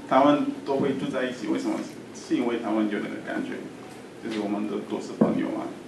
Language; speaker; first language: Chinese; non-native, fluent; French